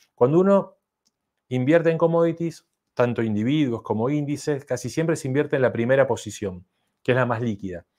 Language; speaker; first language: Spanish; native; Spanish